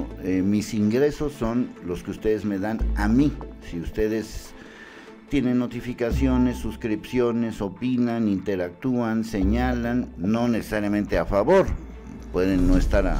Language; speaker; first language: Spanish; native; Spanish